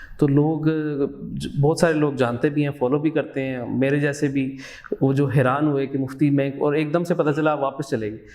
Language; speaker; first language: Urdu; native; Urdu